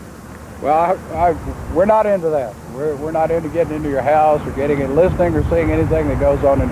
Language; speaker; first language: English; native; English